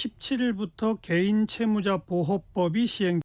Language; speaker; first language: Korean; native; Korean